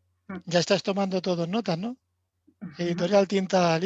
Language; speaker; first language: Spanish; native; Spanish